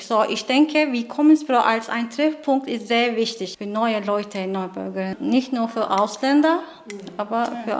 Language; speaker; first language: German; non-native, learner; Turkish